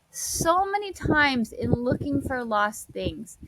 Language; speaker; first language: English; native; English